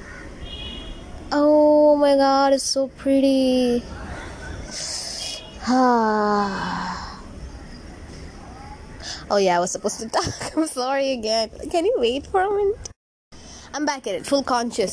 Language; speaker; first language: English; non-native, local second language; Tamil